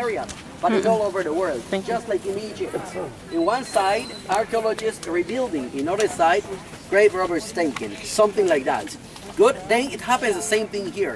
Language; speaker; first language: English; non-native, fluent; Spanish